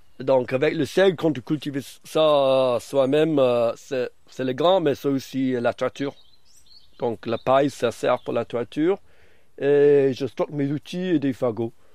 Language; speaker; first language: French; non-native, fluent; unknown